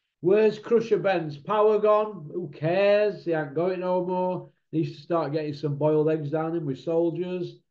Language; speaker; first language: English; native; English